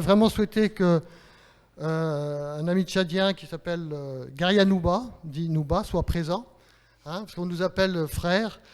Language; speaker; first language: French; native; French